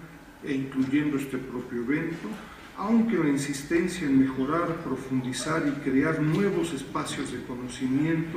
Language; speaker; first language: Spanish; native; Spanish